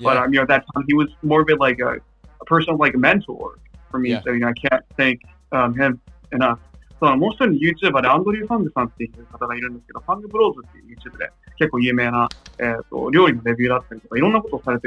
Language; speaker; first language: English; non-native, fluent; Japanese